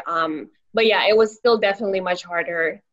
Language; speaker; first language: English; non-native, fluent; Lithuanian